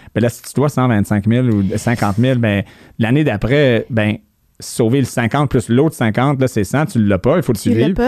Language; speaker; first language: French; non-native, fluent; English